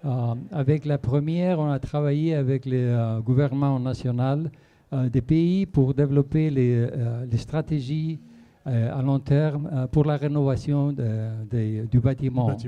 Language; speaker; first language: French; non-native, fluent; Spanish